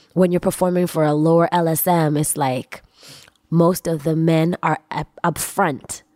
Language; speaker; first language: English; non-native, local second language; Swahili